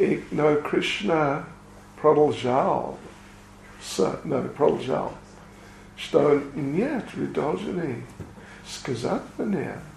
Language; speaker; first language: Russian; non-native, learner; English